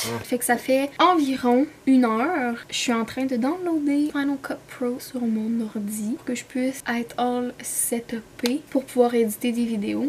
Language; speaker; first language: French; native; French